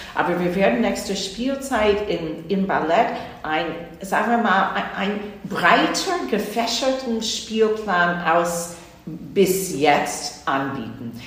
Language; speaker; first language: German; non-native, fluent; English